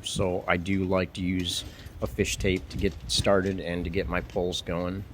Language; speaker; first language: English; native; English